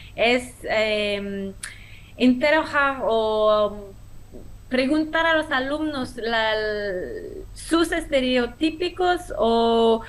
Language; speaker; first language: Spanish; non-native, fluent; French